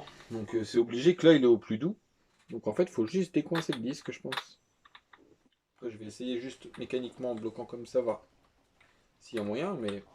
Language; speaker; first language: French; native; French